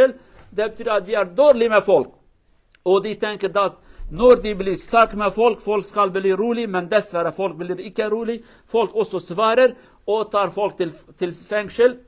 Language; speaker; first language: Norwegian; non-native, learner; Kurdish